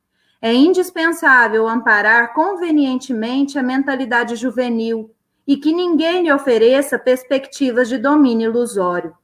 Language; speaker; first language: Portuguese; native; Portuguese